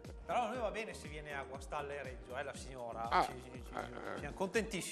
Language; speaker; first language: Italian; native; Italian